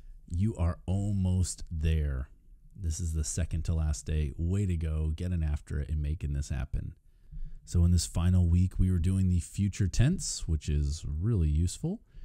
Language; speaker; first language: English; native; English